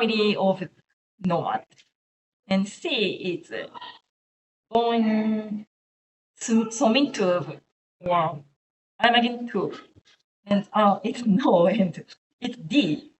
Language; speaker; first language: English; non-native, learner; Japanese